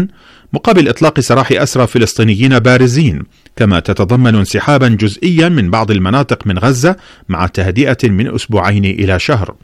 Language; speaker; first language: Arabic; native; Arabic